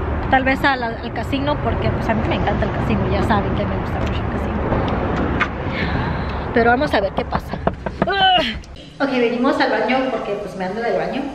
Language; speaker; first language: Spanish; early bilingual, heritage; Spanish